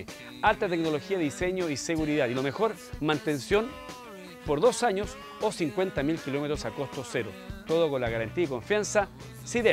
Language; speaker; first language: Spanish; native; Spanish